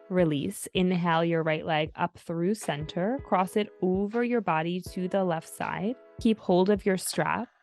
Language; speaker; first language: English; native; English